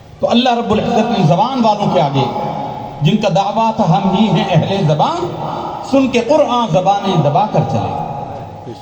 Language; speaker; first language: Urdu; non-native, local second language; Punjabi